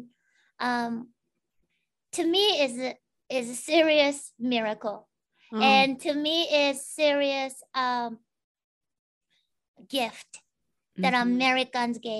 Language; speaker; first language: English; non-native, fluent; Japanese